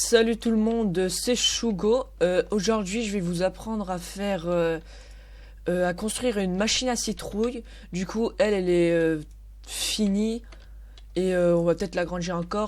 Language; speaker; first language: French; native; French